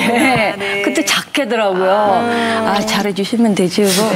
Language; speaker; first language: Korean; non-native, learner; Indonesian